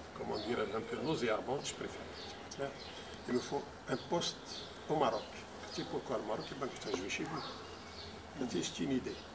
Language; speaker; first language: French; non-native, local second language; Arabic